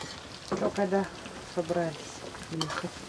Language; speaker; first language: Russian; native; Russian